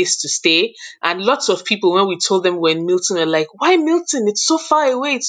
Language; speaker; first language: English; non-native, local second language; Yoruba